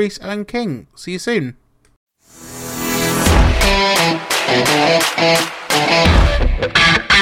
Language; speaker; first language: English; native; English